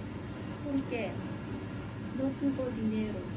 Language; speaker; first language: Spanish; non-native, learner; Japanese